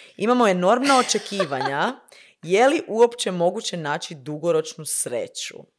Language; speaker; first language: Croatian; native; Croatian